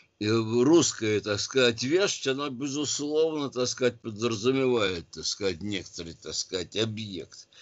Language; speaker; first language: Russian; native; Russian